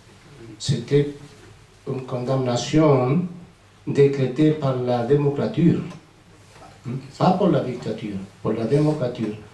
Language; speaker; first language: French; non-native, fluent; Spanish